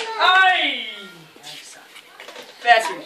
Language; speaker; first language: Danish; native; Danish